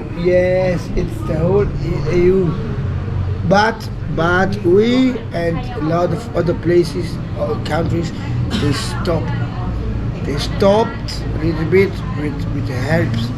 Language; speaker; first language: English; non-native, learner; Italian